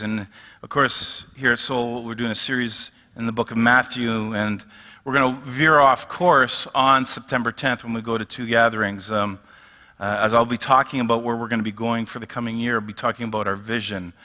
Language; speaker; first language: English; native; English